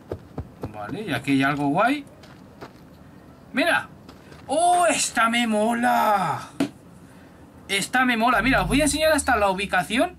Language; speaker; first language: Spanish; native; Spanish